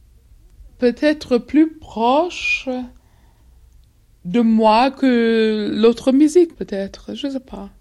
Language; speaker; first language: French; non-native, fluent; English